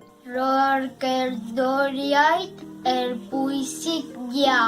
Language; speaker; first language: Welsh; non-native, learner; Spanish